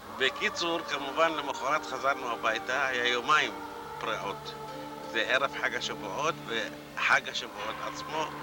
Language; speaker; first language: Hebrew; early bilingual, other home language; Arabic